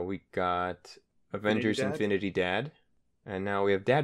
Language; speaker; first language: English; native; English